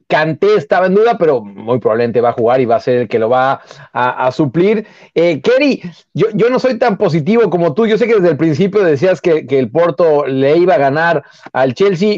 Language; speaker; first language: Spanish; native; Spanish